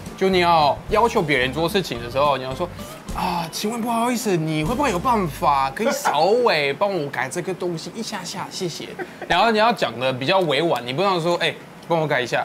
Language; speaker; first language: Chinese; non-native, fluent; French